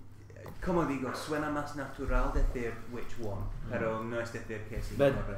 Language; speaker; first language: Spanish; non-native, fluent; English